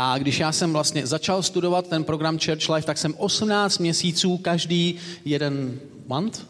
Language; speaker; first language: Czech; native; Czech